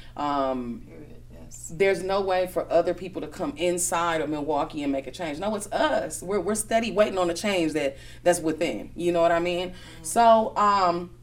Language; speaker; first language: English; native; English